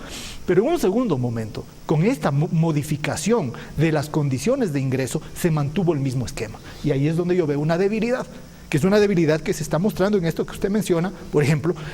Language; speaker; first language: Spanish; native; Spanish